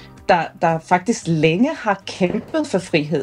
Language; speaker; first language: Danish; non-native, fluent; Persian